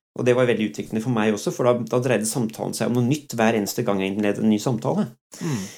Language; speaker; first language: Norwegian; early bilingual, other home language; Dutch